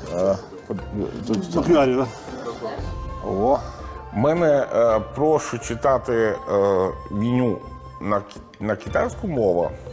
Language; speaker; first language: Ukrainian; non-native, learner; Italian